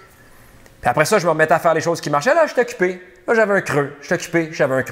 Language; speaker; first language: French; native; French